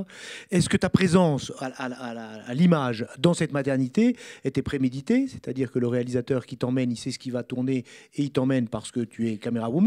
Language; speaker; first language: French; native; French